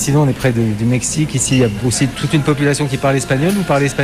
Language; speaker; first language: French; native; French